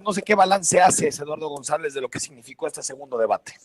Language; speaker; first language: Spanish; native; Spanish